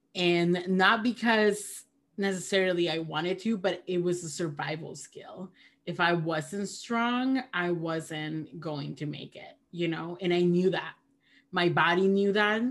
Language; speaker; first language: English; early bilingual, other home language; Spanish